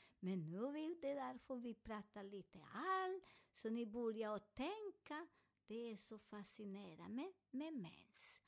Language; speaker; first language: Swedish; non-native, fluent; Spanish